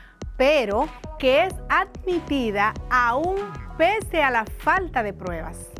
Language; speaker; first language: Spanish; native; Spanish